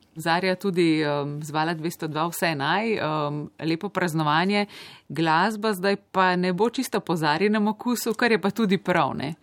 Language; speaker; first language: Slovenian; native; Slovenian